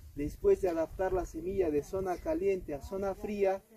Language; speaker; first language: Spanish; native; Spanish